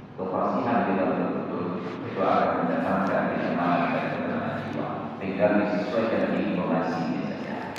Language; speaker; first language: Indonesian; non-native, local second language; Achinese